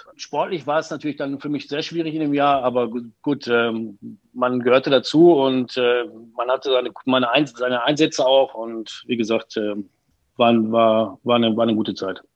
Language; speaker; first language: German; early bilingual, other home language; Italian